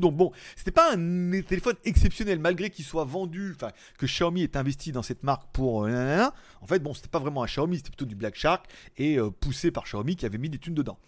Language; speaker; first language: French; native; French